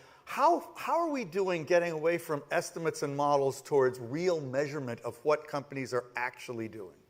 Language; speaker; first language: English; native; English